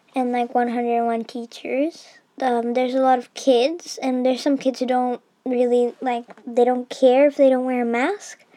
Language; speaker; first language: English; early bilingual, heritage; English